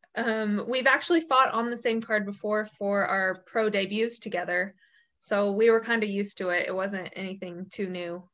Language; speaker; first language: English; native; English